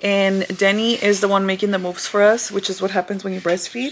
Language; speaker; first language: English; early bilingual, other home language; Spanish